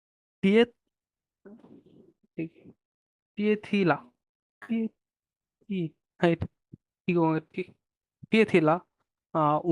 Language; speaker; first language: Chinese; non-native, learner; Bangla